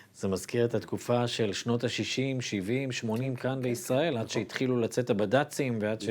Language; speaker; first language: Hebrew; native; Hebrew